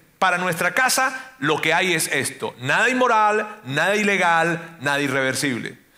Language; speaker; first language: Spanish; native; Spanish